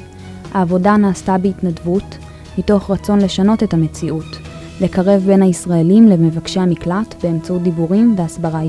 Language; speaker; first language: Hebrew; native; Hebrew